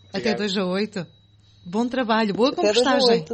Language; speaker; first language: Portuguese; native; Portuguese